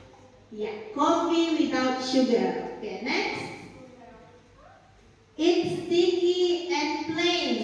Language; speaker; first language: English; non-native, learner; Indonesian